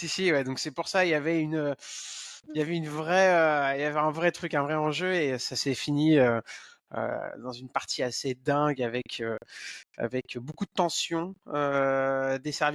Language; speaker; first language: French; native; French